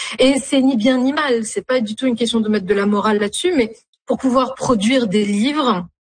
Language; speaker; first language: French; non-native, local second language; Arabic